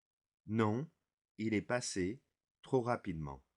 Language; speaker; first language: French; non-native, fluent; English